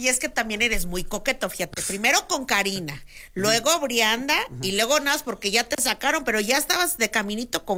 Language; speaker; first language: Spanish; native; Spanish